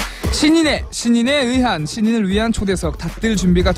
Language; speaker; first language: Korean; native; Korean